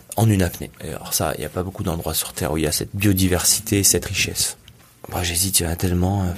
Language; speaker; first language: French; native; French